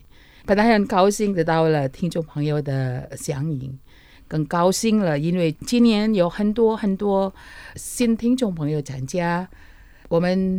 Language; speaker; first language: Chinese; non-native, fluent; Indonesian